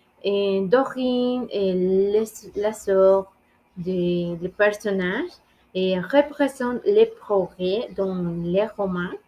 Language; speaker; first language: French; non-native, learner; Spanish